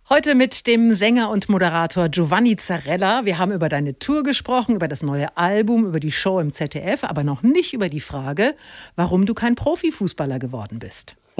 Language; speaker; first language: German; native; German